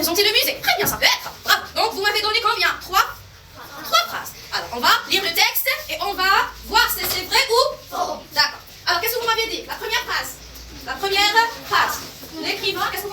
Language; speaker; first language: French; non-native, local second language; Arabic